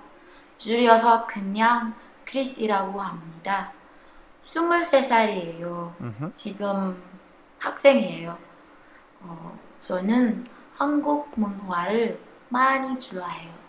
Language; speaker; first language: Korean; non-native, learner; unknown